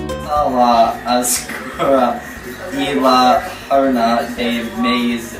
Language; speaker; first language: Spanish; non-native, learner; English